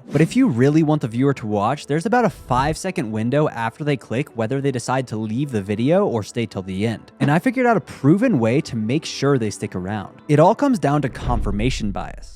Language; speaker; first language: English; native; English